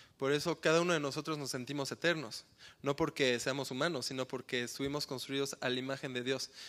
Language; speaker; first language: Spanish; early bilingual, heritage; Spanish